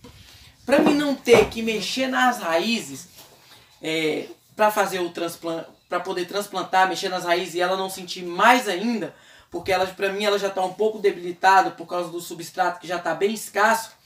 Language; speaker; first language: Portuguese; native; Portuguese